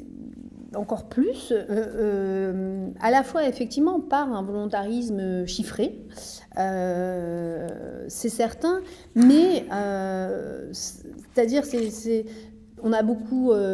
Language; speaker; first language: French; native; French